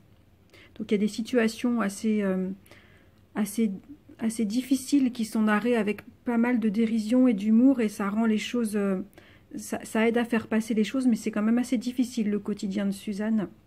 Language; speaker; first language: French; native; French